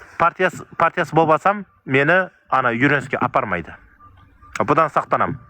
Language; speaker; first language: Kazakh; native; Kazakh